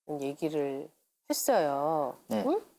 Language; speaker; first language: Korean; native; Korean